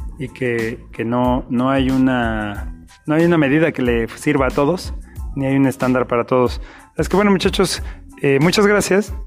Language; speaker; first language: Spanish; native; Spanish